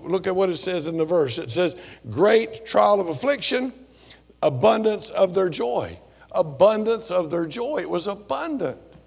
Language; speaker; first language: English; native; English